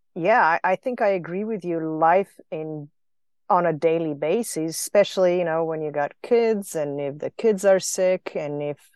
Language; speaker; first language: English; non-native, fluent; Slovenian